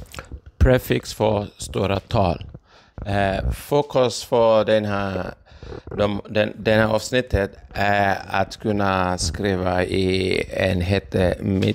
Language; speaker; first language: Swedish; non-native, fluent; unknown